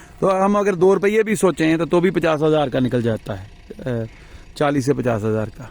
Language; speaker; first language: Hindi; non-native, local second language; Punjabi